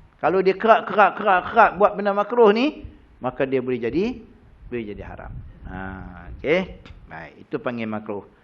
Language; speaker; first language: Malay; native; Malay